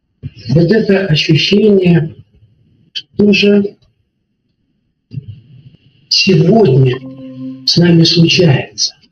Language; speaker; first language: Russian; native; Russian